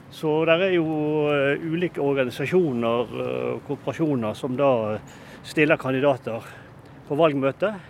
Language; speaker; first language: Norwegian; native; Norwegian